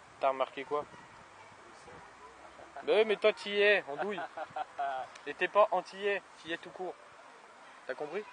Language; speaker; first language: French; native; French